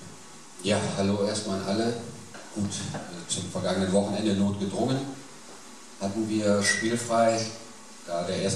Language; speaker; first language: German; native; German